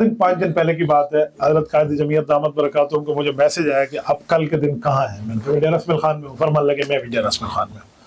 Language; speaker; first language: Urdu; non-native, local second language; Punjabi